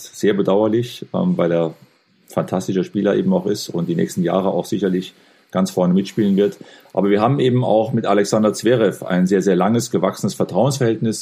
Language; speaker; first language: German; native; German